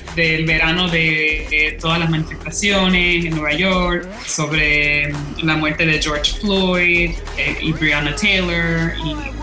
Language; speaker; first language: Spanish; early bilingual, heritage; Spanish